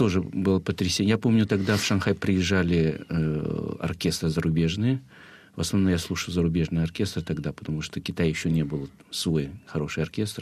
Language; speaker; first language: Russian; non-native, fluent; Chinese